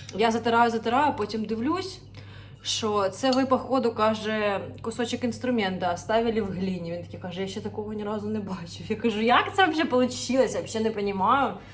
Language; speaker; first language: Ukrainian; non-native, local second language; Russian